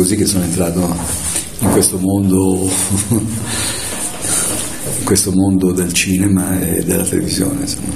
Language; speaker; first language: Italian; native; Italian